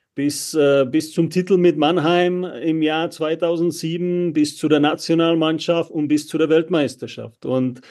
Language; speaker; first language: German; non-native, fluent; Czech